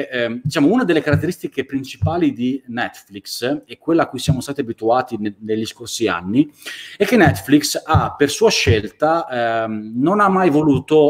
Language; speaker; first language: Italian; native; Italian